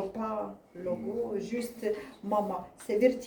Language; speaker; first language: French; non-native, learner; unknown